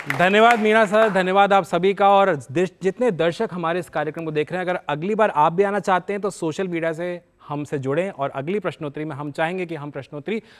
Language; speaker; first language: Hindi; native; Hindi